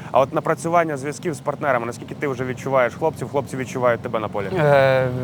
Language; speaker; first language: Ukrainian; native; Ukrainian